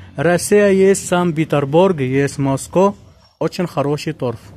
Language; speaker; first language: Russian; non-native, learner; Arabic